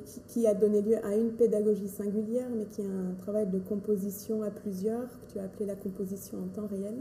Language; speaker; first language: French; native; French